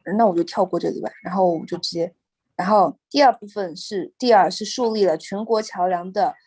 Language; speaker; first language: Chinese; native; Chinese